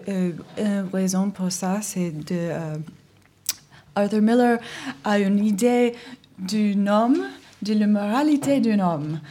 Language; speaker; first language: French; non-native, learner; English